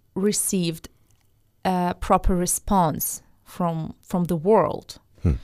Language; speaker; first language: English; non-native, fluent; Russian